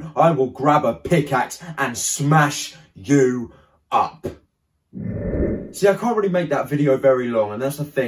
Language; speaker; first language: English; native; English